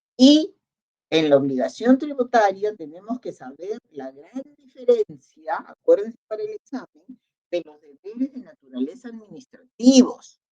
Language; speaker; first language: Spanish; native; Spanish